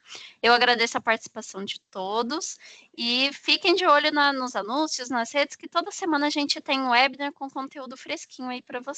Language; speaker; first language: Portuguese; native; Portuguese